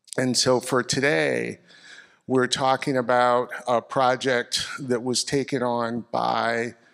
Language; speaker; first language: English; native; English